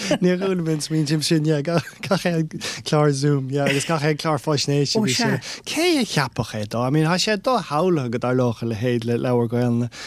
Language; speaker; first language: Irish; non-native, local second language; English